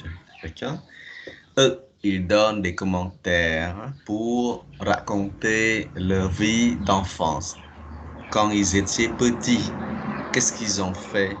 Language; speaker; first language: French; non-native, fluent; Khmer